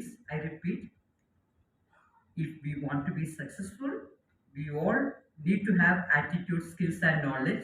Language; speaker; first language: English; non-native, local second language; Malayalam